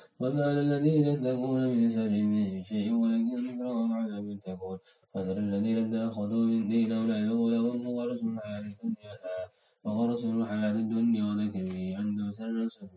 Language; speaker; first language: Arabic; non-native, learner; Indonesian